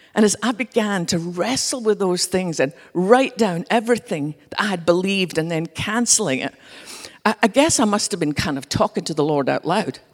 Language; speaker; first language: English; native; English